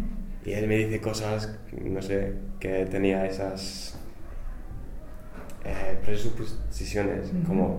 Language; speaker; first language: Spanish; non-native, fluent; English